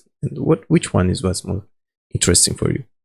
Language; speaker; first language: English; non-native, learner; Persian